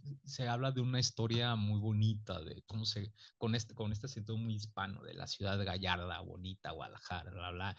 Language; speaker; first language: Spanish; native; Spanish